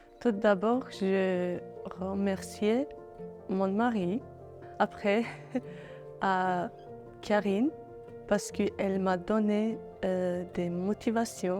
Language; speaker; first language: French; non-native, learner; Bulgarian